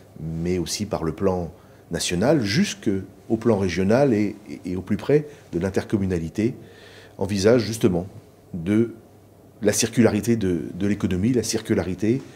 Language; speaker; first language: French; native; French